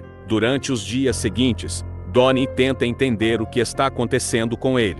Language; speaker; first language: Portuguese; native; Portuguese